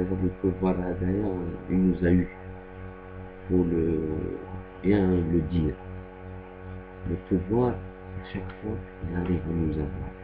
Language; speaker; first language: French; non-native, local second language; Arabic